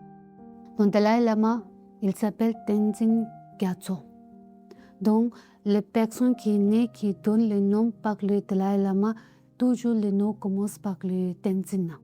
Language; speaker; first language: French; non-native, learner; Tibetan